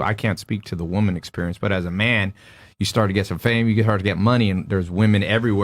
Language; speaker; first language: English; native; English